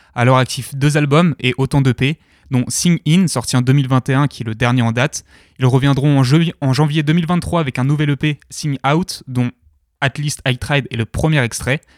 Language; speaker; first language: French; native; French